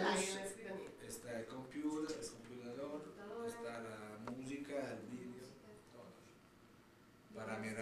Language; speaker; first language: Spanish; non-native, learner; Italian